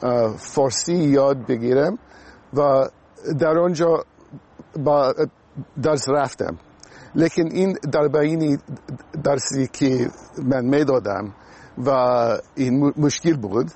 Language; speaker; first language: Persian; non-native, fluent; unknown